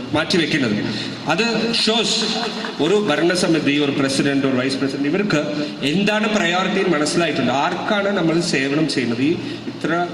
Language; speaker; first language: Malayalam; non-native, local second language; Tamil